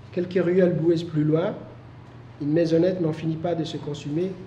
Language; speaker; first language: French; non-native, local second language; Somali